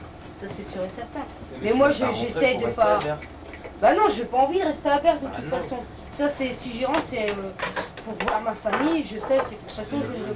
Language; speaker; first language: French; native; French